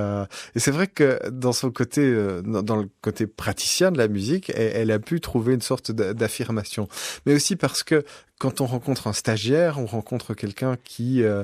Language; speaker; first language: French; native; French